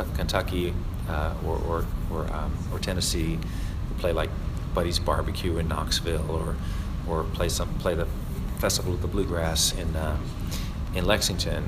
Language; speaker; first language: English; native; English